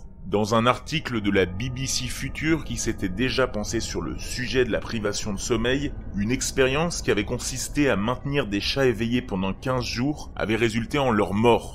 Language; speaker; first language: French; native; French